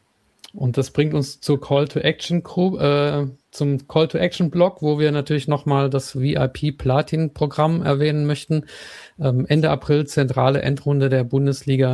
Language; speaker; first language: German; native; German